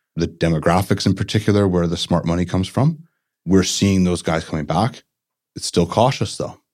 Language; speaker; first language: English; native; English